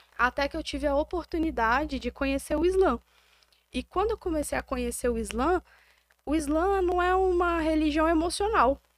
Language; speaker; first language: Portuguese; native; Portuguese